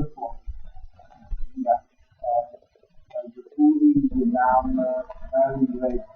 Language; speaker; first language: English; non-native, learner; Vietnamese